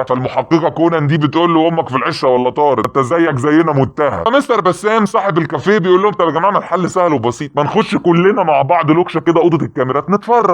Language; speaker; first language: Arabic; native; Arabic